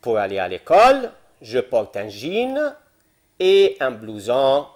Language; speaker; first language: French; non-native, fluent; Arabic